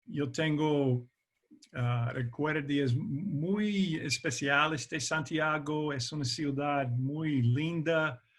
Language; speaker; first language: Spanish; non-native, fluent; English